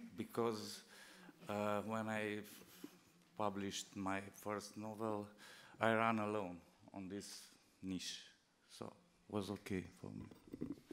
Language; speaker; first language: English; non-native, learner; Romanian